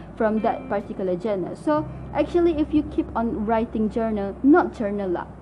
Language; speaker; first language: English; non-native, local second language; Malay